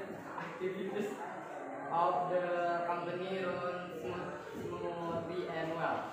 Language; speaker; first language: English; non-native, learner; Indonesian